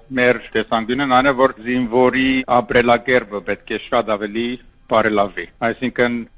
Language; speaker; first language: Armenian; early bilingual, heritage; Armenian